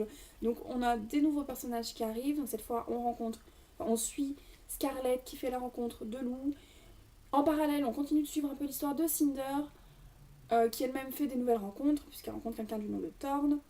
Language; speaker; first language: French; native; French